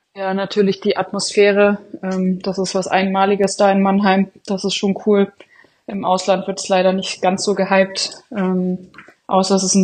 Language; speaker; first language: German; native; German